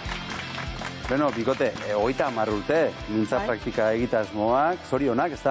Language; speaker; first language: Basque; native; Basque